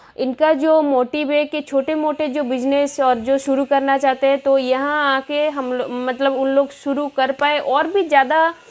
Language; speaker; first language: Hindi; non-native, local second language; Bangla